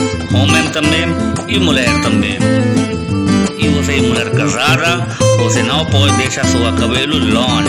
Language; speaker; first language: Portuguese; non-native, learner; Hindi